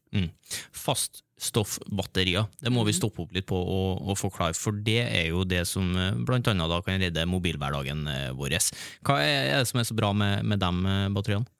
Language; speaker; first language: Norwegian; native; Norwegian